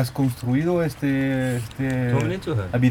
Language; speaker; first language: Spanish; non-native, learner; French